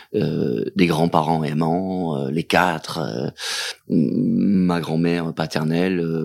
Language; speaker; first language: French; native; French